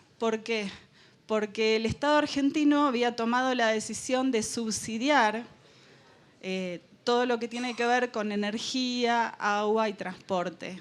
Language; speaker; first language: Spanish; native; Spanish